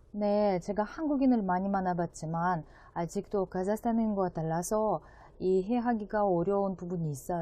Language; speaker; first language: Korean; non-native, fluent; Russian